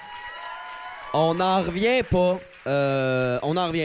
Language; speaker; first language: French; native; French